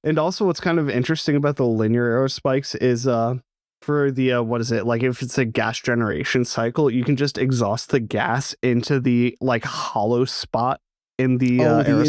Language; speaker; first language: English; native; English